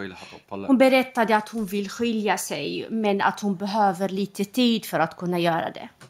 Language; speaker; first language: Swedish; non-native, fluent; Arabic